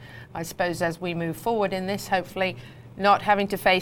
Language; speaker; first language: English; native; English